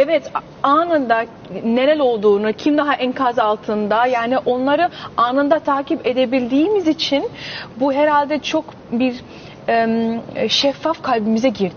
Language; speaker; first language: Turkish; early bilingual, heritage; Turkish